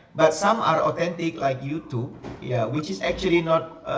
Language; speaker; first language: English; non-native, fluent; Indonesian